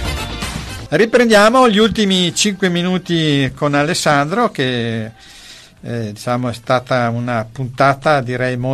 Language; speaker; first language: Italian; native; Italian